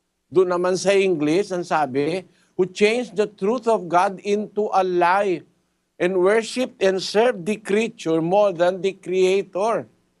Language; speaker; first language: English; non-native, local second language; Filipino